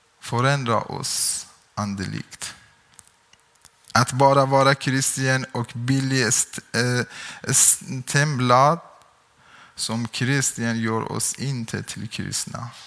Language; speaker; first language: Swedish; non-native, learner; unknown